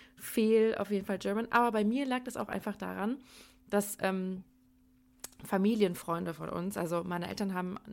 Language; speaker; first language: German; native; German